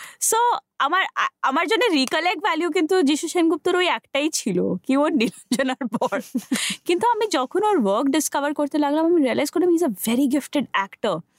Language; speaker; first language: Bangla; early bilingual, heritage; Bangla